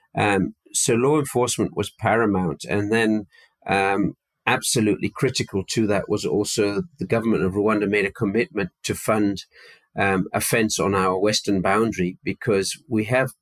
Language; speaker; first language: English; native; English